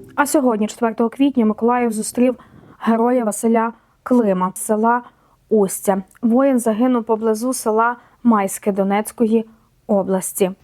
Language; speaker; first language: Ukrainian; native; Ukrainian